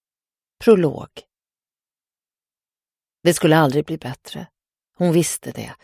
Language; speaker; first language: Swedish; native; Swedish